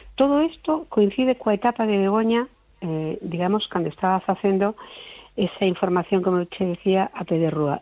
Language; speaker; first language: Galician; non-native, local second language; Spanish